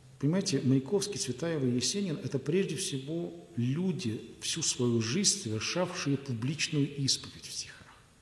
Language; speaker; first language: Russian; native; Russian